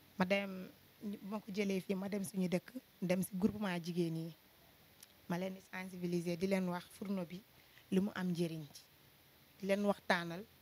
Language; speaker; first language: Wolof; non-native, local second language; Jola-Fonyi